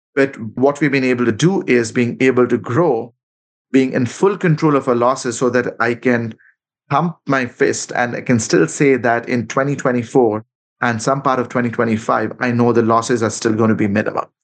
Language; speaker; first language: English; non-native, local second language; Bangla